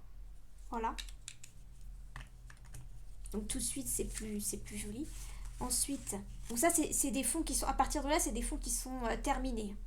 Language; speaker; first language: French; native; French